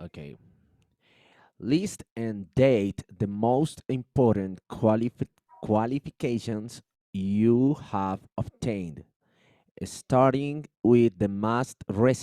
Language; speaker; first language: English; non-native, learner; Spanish